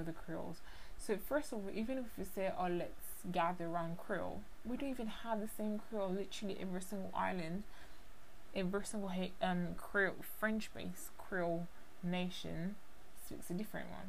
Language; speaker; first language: English; non-native, fluent; Haitian Creole